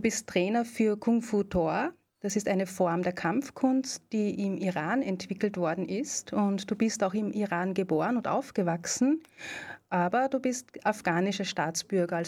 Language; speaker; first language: German; native; German